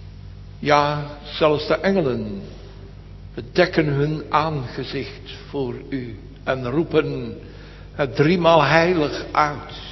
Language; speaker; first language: Dutch; native; Dutch